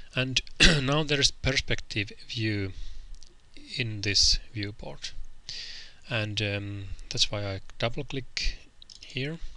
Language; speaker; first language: English; non-native, fluent; Finnish